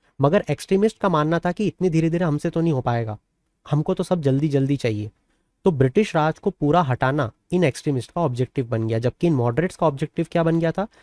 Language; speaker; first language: Hindi; native; Hindi